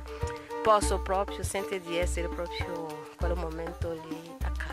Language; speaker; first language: Italian; non-native, fluent; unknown